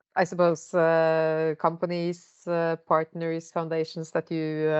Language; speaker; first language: English; non-native, fluent; Norwegian